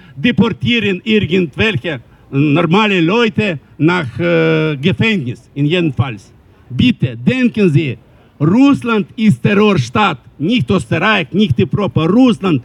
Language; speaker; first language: German; non-native, learner; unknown